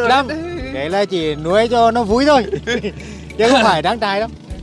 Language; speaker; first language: Vietnamese; native; Vietnamese